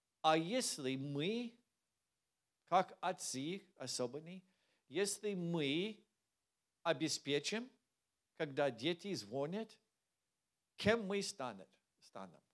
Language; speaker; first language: Russian; non-native, learner; English